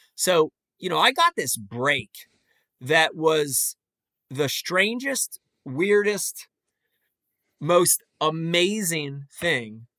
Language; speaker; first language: English; native; English